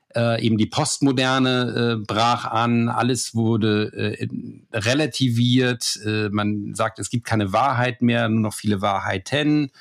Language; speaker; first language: German; native; German